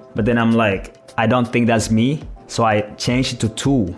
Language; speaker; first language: English; non-native, fluent; Thai